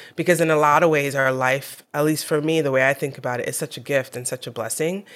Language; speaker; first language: English; native; English